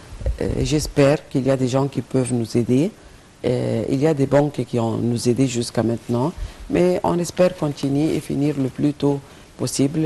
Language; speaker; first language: French; non-native, fluent; Arabic